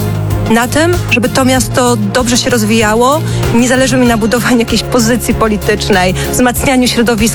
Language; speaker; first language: Polish; native; Polish